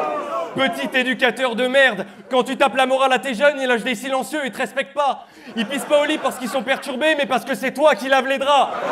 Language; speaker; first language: French; native; French